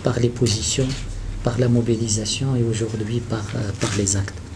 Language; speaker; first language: French; non-native, local second language; Arabic